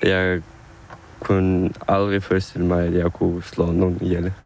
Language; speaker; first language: Danish; non-native, fluent; Ukrainian